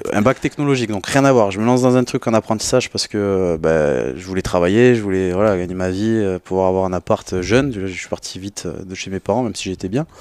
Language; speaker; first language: French; native; French